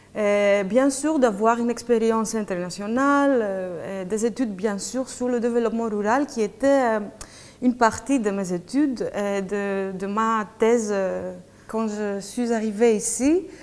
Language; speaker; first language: French; non-native, fluent; Greek